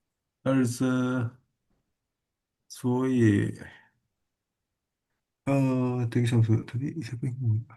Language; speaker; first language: Chinese; non-native, learner; Indonesian